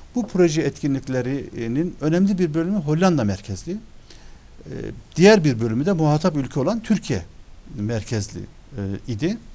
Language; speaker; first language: Turkish; early bilingual, other home language; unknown